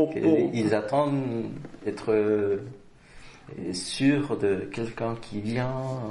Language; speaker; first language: French; non-native, fluent; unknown